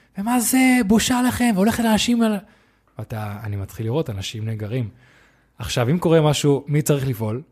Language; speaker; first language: Hebrew; native; Hebrew